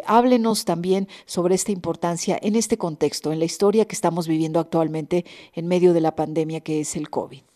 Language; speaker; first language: Spanish; native; Spanish